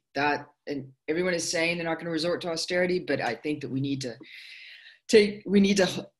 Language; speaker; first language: English; native; English